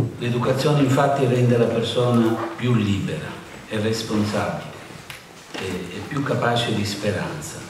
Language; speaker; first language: Italian; native; Italian